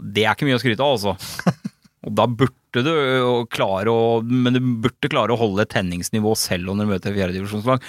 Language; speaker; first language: Norwegian; native; Norwegian